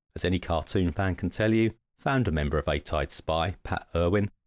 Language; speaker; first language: English; native; English